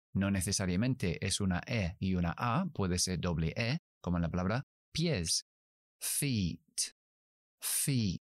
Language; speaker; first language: Spanish; non-native, fluent; English